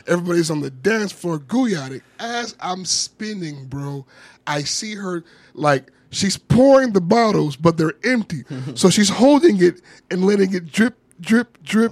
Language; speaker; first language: English; native; English